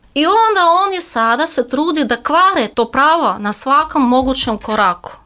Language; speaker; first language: Serbian; non-native, fluent; Russian